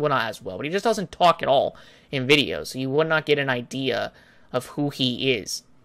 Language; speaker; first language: English; native; English